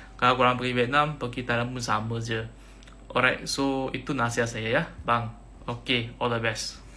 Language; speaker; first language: Malay; native; Malay